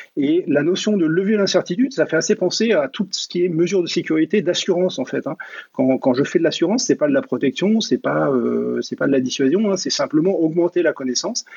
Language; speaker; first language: French; native; French